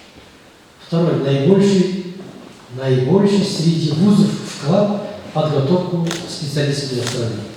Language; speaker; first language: Russian; non-native, local second language; Kazakh